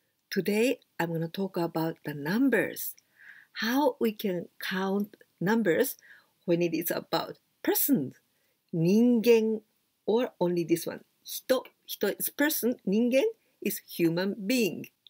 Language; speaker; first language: English; non-native, fluent; Japanese